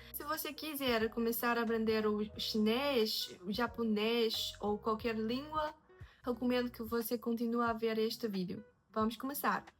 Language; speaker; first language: Portuguese; non-native, fluent; Chinese